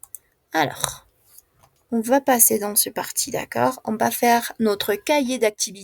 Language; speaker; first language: French; non-native, fluent; Spanish